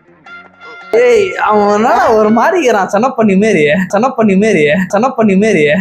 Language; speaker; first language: Tamil; native; Tamil